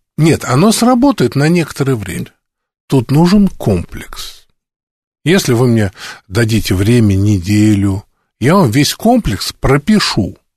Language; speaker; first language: Russian; native; Russian